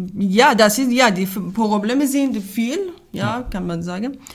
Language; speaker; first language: German; non-native, learner; Persian